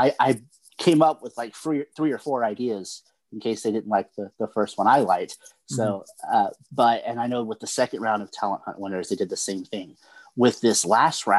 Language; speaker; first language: English; native; English